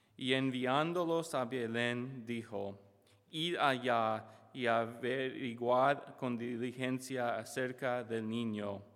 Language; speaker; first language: Spanish; non-native, fluent; English